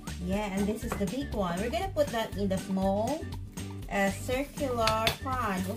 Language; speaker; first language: English; non-native, local second language; Filipino